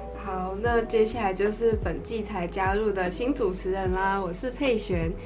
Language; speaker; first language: Chinese; native; Chinese